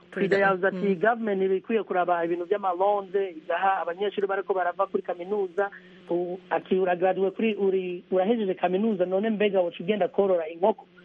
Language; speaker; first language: Rundi; early bilingual, heritage; Rundi